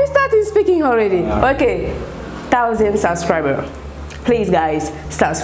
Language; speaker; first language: English; non-native, local second language; French